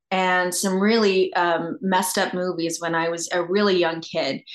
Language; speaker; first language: English; native; English